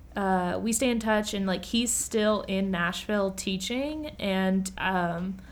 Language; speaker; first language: English; native; English